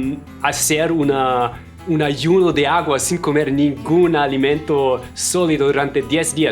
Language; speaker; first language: Spanish; non-native, fluent; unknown